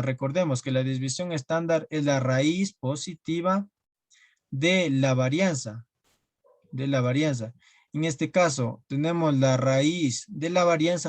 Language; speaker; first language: Spanish; native; Spanish